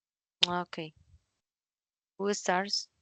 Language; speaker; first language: English; non-native, learner; Spanish